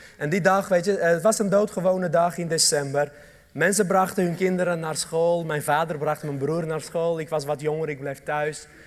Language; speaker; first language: Dutch; early bilingual, other home language; Armenian